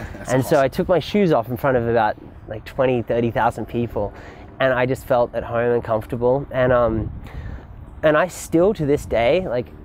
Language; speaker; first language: English; native; English